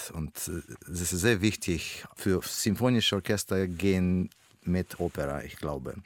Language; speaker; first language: German; non-native, learner; Russian